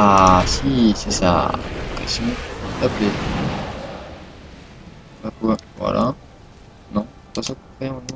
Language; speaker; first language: French; native; French